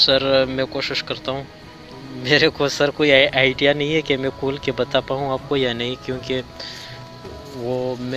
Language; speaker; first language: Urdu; non-native, local second language; Pashto